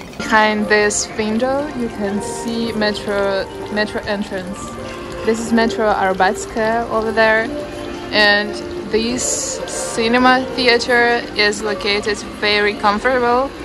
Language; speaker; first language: English; non-native, fluent; Russian